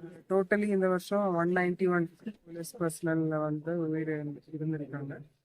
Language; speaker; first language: Tamil; native; Tamil